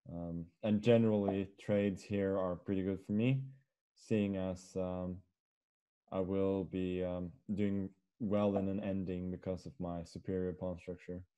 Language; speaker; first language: English; non-native, fluent; Norwegian